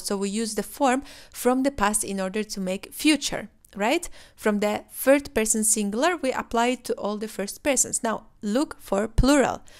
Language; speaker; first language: English; non-native, fluent; Polish